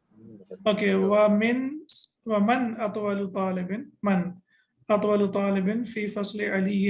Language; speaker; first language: Arabic; non-native, fluent; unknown